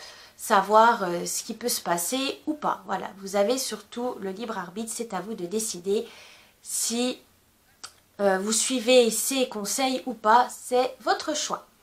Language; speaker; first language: French; native; French